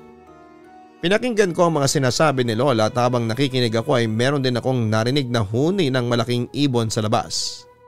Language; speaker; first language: Filipino; native; Filipino